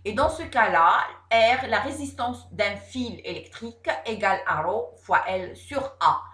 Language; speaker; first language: French; non-native, local second language; Arabic